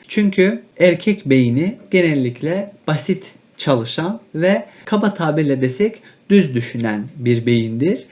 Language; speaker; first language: Turkish; native; Turkish